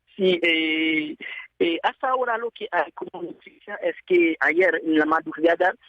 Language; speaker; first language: Spanish; non-native, fluent; Haitian Creole